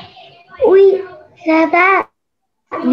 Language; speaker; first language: French; non-native, learner; Arabic